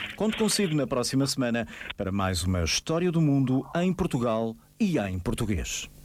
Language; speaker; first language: Portuguese; native; Portuguese